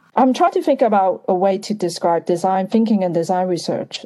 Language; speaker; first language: English; non-native, fluent; Bulgarian